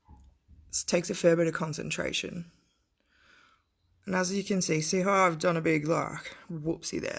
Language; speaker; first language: English; native; English